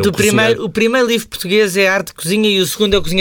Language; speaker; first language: Portuguese; native; Portuguese